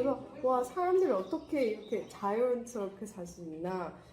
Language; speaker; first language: Korean; non-native, fluent; Arabic